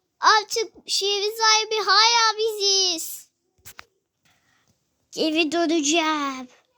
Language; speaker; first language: Turkish; native; Turkish